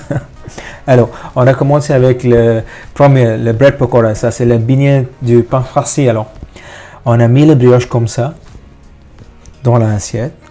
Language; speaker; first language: French; non-native, fluent; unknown